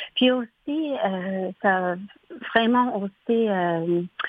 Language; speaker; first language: French; non-native, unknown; English